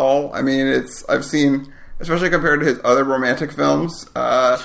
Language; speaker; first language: English; native; English